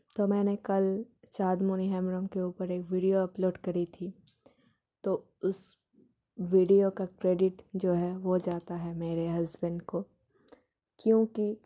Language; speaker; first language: Hindi; non-native, local second language; Santali